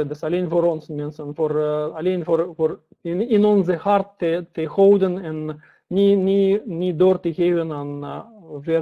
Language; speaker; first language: Dutch; non-native, learner; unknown